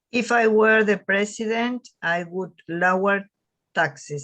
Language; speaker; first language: English; non-native, learner; Spanish